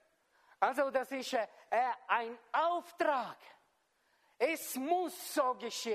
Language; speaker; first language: German; non-native, fluent; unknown